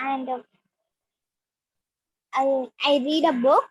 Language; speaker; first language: English; non-native, learner; Tamil